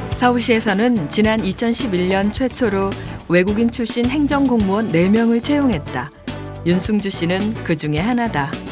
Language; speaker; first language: Korean; native; Korean